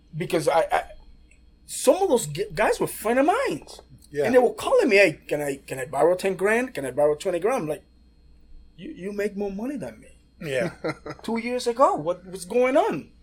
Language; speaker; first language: English; non-native, fluent; Spanish